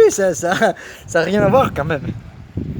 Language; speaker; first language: French; non-native, fluent; Spanish